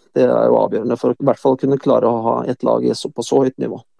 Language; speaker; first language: Norwegian; native; Norwegian